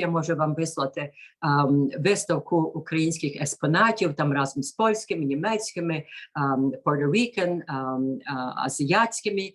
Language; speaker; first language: Ukrainian; early bilingual, heritage; Ukrainian